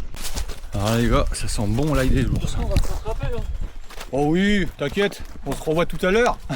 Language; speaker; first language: French; native; French